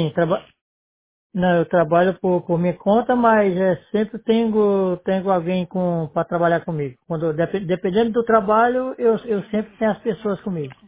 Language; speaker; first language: Spanish; non-native, learner; Portuguese